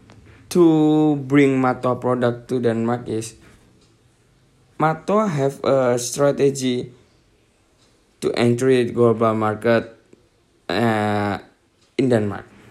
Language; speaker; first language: English; non-native, learner; Indonesian